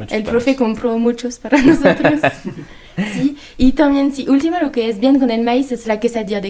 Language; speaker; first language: Spanish; non-native, learner; French